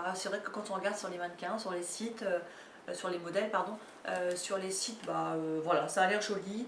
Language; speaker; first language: French; native; French